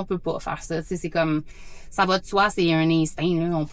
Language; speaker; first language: French; native; French